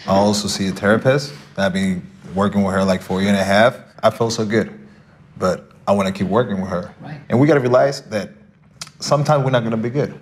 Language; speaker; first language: English; non-native, fluent; Spanish